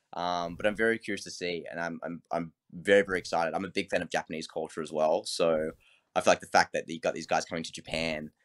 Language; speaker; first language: English; native; English